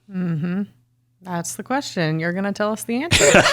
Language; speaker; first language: English; native; English